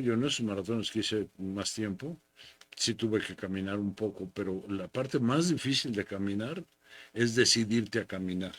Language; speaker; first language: Spanish; native; Spanish